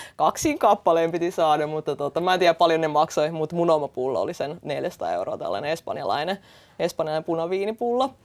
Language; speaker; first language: Finnish; early bilingual, other home language; Russian